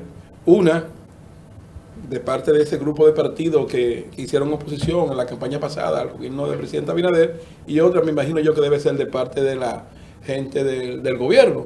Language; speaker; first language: Spanish; native; Spanish